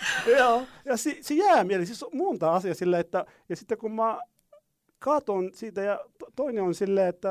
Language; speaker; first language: Finnish; non-native, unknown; Arabic